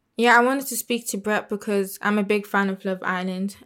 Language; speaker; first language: English; native; English